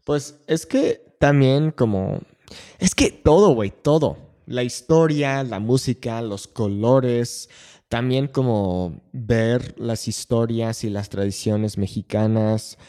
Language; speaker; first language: Spanish; non-native, fluent; English